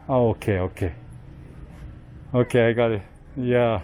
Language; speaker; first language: English; non-native, learner; Korean